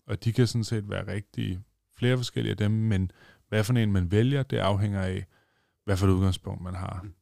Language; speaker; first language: Danish; native; Danish